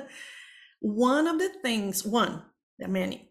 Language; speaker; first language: English; non-native, fluent; Portuguese